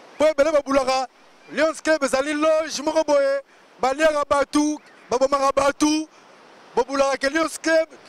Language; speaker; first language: Lingala; native; Lingala